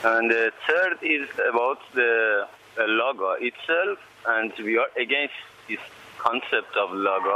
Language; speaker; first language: English; non-native, learner; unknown